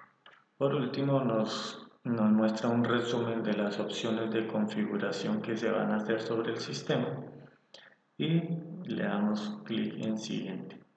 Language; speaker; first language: Spanish; native; Spanish